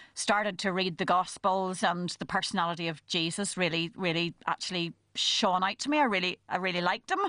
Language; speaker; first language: English; native; English